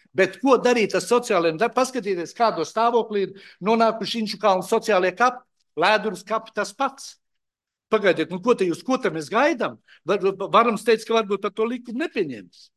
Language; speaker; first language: Latvian; native; Latvian